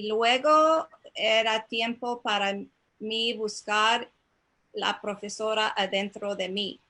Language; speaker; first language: Spanish; non-native, fluent; English